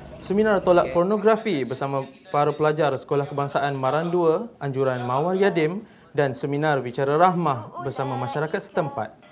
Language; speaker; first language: Malay; native; Malay